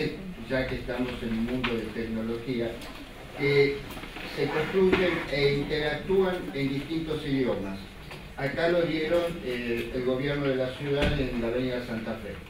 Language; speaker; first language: Spanish; early bilingual, other home language; Italian